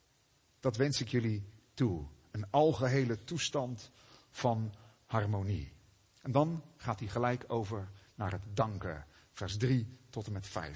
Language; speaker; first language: Dutch; native; Dutch